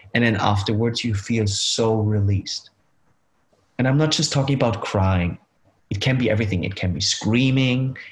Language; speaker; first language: English; non-native, fluent; German